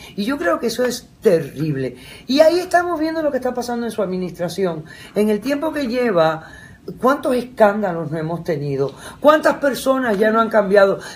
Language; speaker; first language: Spanish; early bilingual, heritage; Spanish